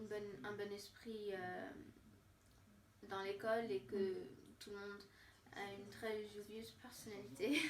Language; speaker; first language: French; non-native, fluent; English